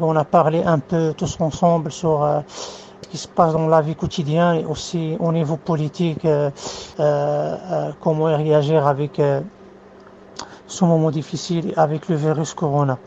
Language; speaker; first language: French; non-native, fluent; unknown